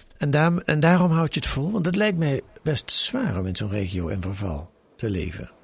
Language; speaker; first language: Dutch; native; Dutch